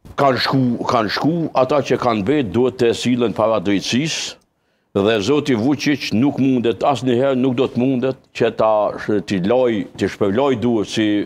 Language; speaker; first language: Albanian; native; Albanian